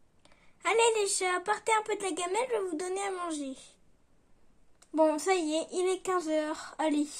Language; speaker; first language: French; native; French